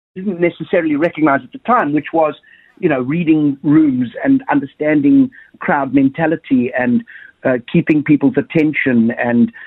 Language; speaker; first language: English; native; English